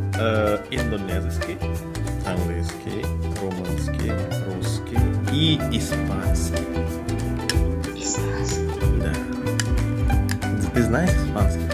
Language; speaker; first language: Russian; non-native, learner; Indonesian